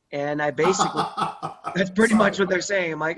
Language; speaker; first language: English; native; English